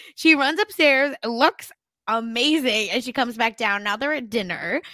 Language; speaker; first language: English; early bilingual, other home language; Hindi